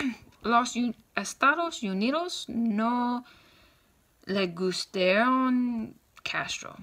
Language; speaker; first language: Spanish; non-native, learner; English